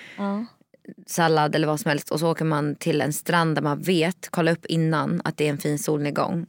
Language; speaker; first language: Swedish; native; Swedish